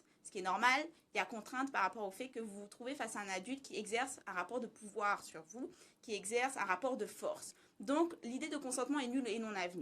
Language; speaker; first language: French; native; French